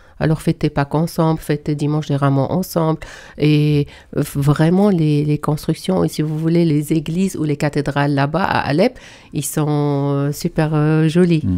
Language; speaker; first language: French; non-native, fluent; Arabic